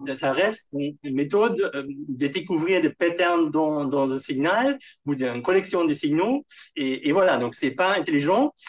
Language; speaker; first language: French; non-native, fluent; German